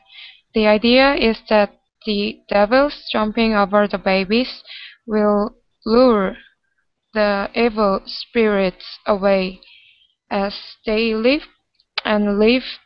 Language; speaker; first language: English; non-native, learner; Korean